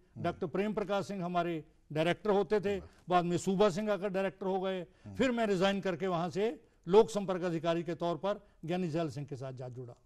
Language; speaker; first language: Hindi; non-native, local second language; Punjabi